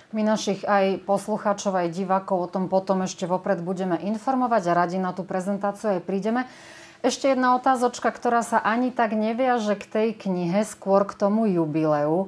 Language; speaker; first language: Slovak; native; Slovak